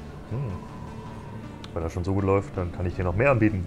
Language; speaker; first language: German; native; German